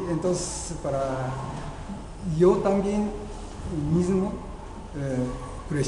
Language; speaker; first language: Spanish; non-native, learner; Japanese